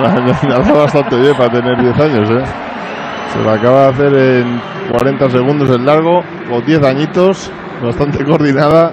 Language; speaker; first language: Spanish; native; Spanish